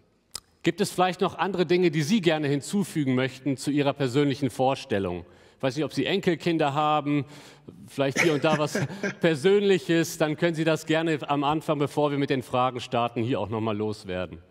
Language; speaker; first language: German; native; German